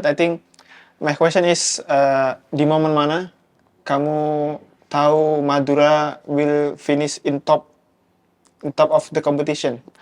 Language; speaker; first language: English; non-native, learner; Indonesian